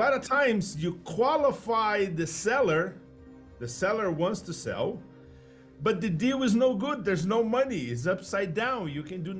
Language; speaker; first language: English; non-native, fluent; Portuguese